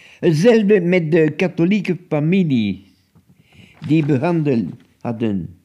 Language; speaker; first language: Dutch; non-native, local second language; French